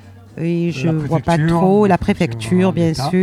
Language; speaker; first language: French; native; French